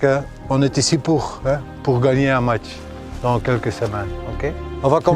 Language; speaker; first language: French; non-native, local second language; Dutch